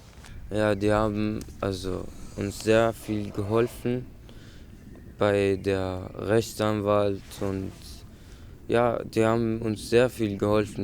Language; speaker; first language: German; non-native, fluent; Arabic